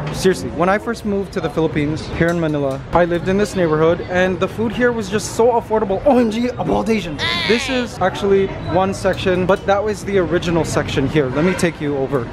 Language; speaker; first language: English; native; English